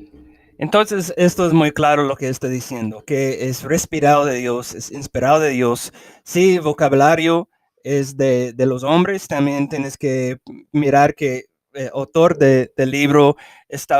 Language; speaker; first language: Spanish; early bilingual, heritage; English